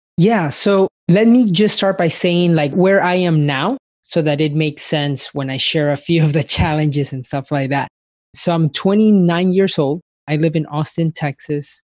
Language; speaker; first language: English; early bilingual, other home language; Spanish